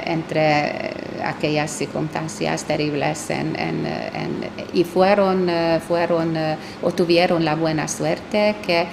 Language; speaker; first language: Spanish; non-native, fluent; Hungarian